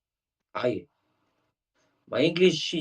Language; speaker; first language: English; non-native, learner; Greek